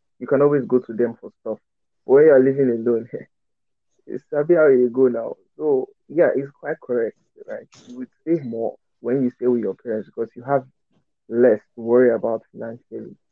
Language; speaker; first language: English; non-native, local second language; Yoruba